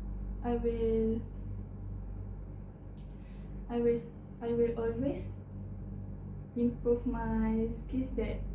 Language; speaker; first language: English; non-native, learner; Malay